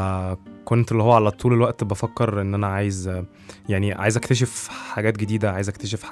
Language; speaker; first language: Arabic; native; Arabic